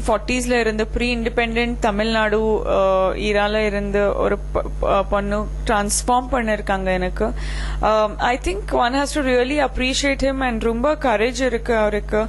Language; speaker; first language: Tamil; non-native, fluent; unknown